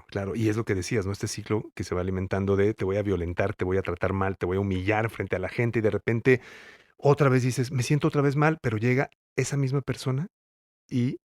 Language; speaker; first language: Spanish; native; Spanish